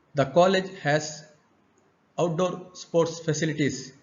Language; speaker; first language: English; non-native, local second language; Kannada